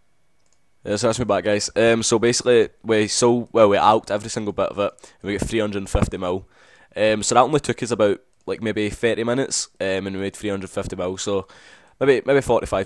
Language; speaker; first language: English; native; English